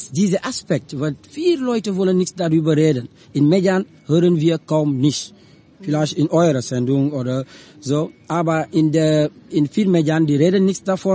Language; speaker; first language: German; non-native, learner; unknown